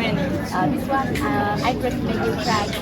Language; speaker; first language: English; non-native, fluent; Vietnamese